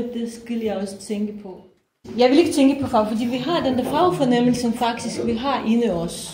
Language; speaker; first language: Danish; non-native, fluent; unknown